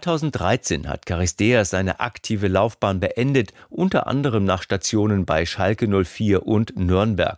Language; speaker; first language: German; native; German